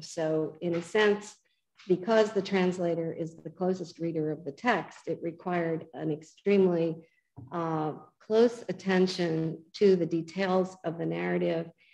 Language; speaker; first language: English; native; English